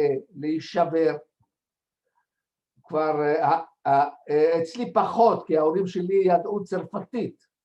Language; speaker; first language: Hebrew; non-native, fluent; French